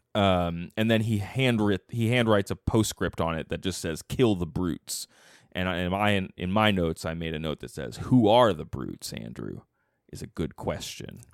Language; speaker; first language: English; native; English